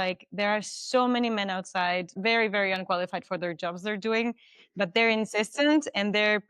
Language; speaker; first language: English; non-native, fluent; German